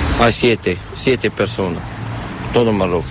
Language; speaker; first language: Spanish; non-native, learner; Arabic